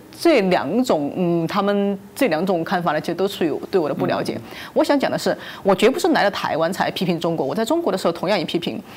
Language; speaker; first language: Chinese; native; Chinese